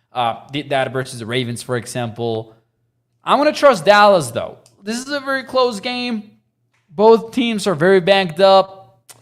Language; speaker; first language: English; native; English